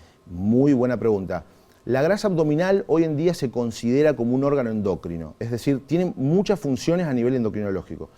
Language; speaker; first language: Spanish; native; Spanish